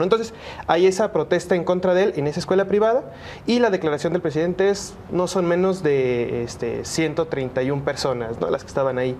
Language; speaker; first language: Spanish; native; Spanish